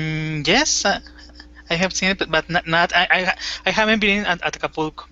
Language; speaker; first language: English; non-native, fluent; Spanish